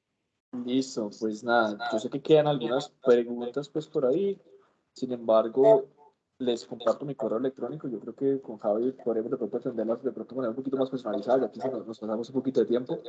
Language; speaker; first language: Spanish; native; Spanish